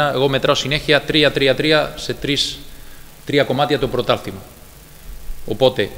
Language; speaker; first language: Greek; non-native, fluent; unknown